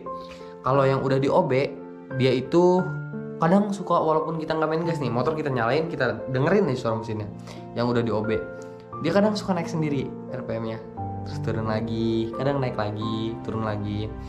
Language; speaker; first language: Indonesian; native; Indonesian